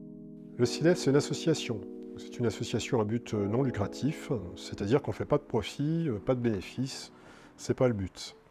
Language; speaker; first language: French; native; French